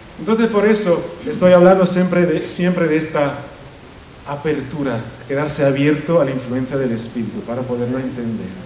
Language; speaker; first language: Spanish; non-native, fluent; Italian